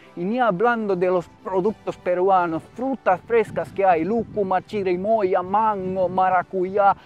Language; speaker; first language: Spanish; non-native, fluent; Finnish